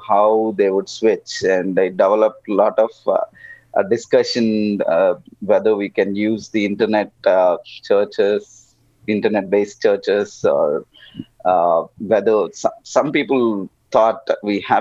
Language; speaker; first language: English; non-native, local second language; Telugu